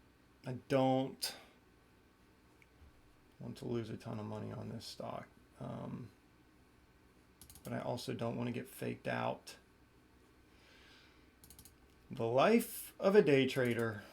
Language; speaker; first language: English; native; English